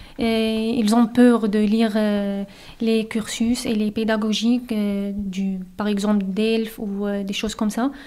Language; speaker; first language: French; non-native, fluent; Arabic